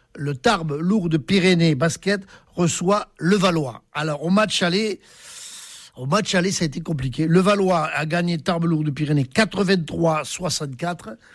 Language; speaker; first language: French; native; French